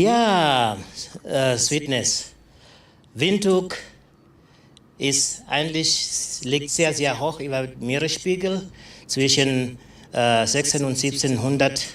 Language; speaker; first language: German; non-native, fluent; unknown